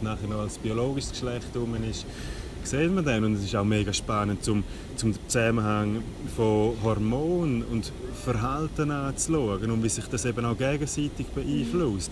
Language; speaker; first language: German; native; German